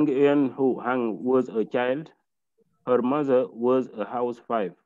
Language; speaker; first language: English; non-native, learner; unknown